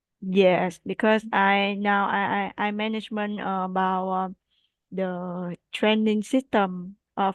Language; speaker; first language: English; non-native, learner; Vietnamese